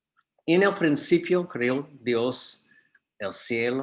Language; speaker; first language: Spanish; non-native, fluent; English